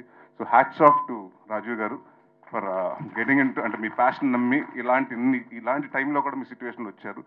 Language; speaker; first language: Telugu; native; Telugu